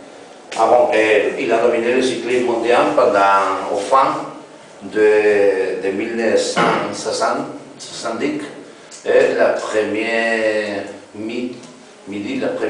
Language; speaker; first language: French; non-native, learner; Spanish